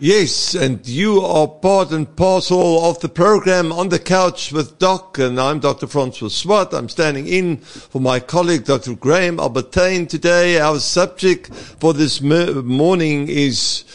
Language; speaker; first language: English; non-native, local second language; Afrikaans